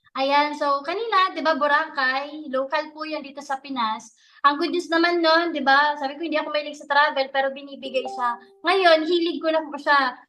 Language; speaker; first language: Filipino; non-native, local second language; Bikol